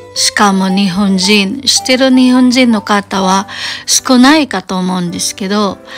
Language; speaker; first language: Japanese; non-native, fluent; Cebuano